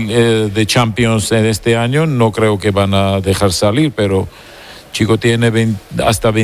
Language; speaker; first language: Spanish; non-native, learner; Georgian